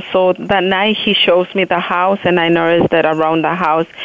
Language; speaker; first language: English; non-native, fluent; Spanish